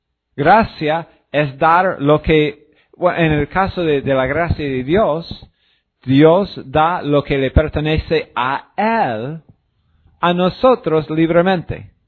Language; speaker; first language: Spanish; non-native, fluent; English